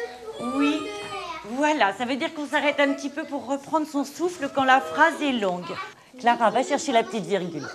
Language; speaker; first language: French; native; French